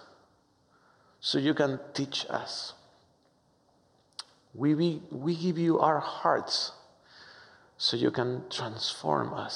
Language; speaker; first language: English; non-native, fluent; Spanish